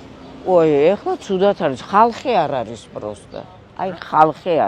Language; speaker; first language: Georgian; non-native, local second language; Russian